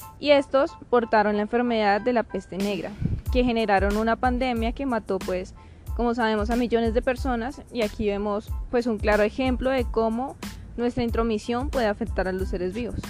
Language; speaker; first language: Spanish; native; Spanish